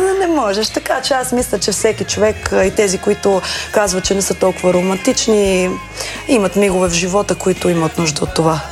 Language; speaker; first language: Bulgarian; native; Bulgarian